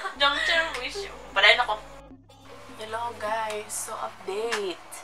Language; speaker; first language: English; non-native, local second language; Cebuano